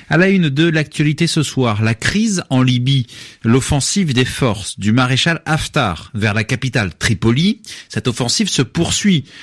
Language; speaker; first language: French; native; French